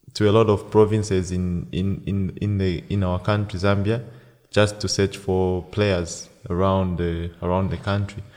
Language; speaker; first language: English; non-native, local second language; Bemba